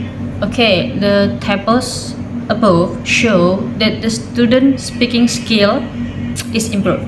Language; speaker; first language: English; non-native, learner; Indonesian